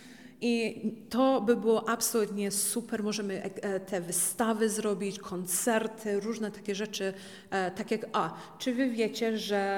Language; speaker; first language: Polish; early bilingual, heritage; Polish